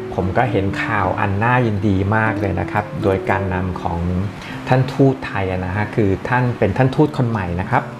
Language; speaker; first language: Thai; native; Thai